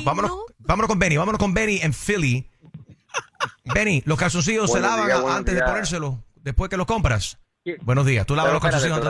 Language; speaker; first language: Spanish; native; Spanish